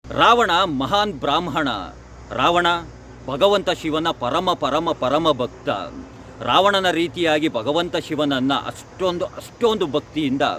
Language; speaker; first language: Kannada; native; Kannada